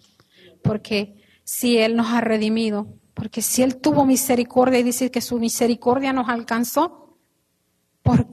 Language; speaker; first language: Spanish; native; Spanish